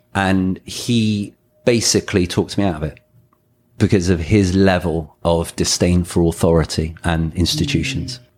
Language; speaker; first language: English; native; English